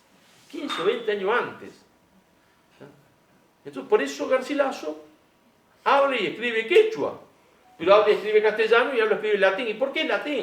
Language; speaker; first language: Spanish; native; Spanish